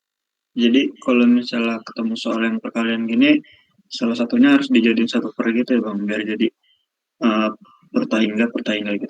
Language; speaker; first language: Indonesian; native; Indonesian